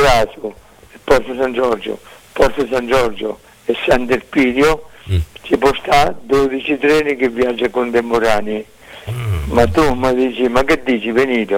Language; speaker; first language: Italian; native; Italian